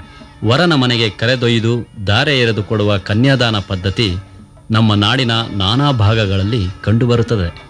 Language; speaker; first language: Kannada; native; Kannada